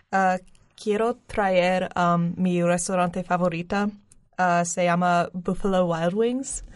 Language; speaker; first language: Spanish; non-native, learner; English